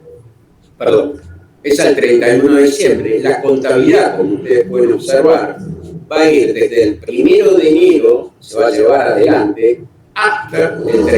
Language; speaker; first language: Spanish; native; Spanish